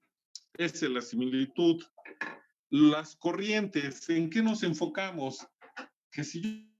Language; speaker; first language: Spanish; native; Spanish